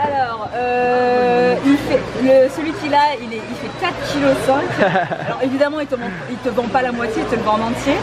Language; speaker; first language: French; native; French